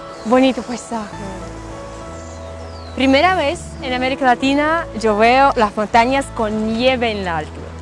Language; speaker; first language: Spanish; non-native, fluent; Russian